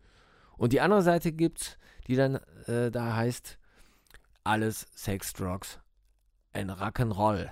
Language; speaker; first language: German; native; German